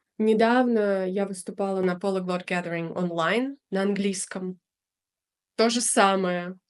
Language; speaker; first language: Russian; native; Russian